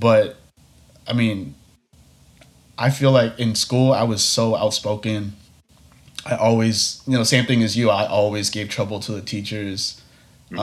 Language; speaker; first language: English; native; English